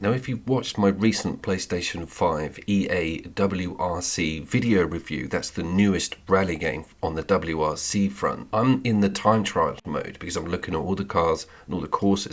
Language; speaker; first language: English; native; English